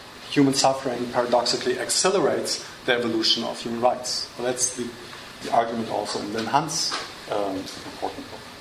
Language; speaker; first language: English; non-native, fluent; German